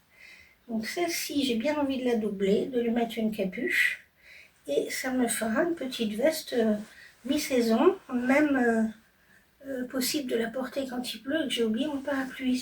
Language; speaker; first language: French; native; French